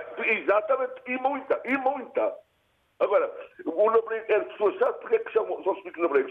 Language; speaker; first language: Portuguese; native; Portuguese